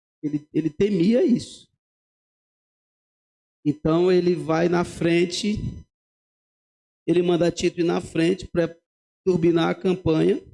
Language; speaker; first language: Portuguese; native; Portuguese